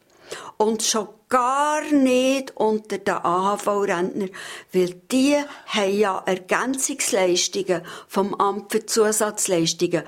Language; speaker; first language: German; native; German